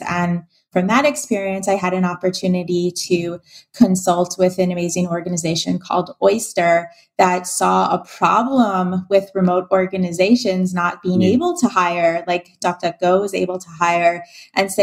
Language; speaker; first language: English; native; English